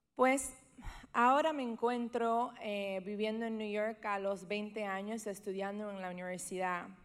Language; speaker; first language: Spanish; early bilingual, heritage; Spanish